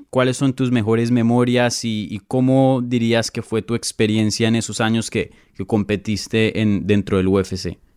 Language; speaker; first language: Spanish; native; Spanish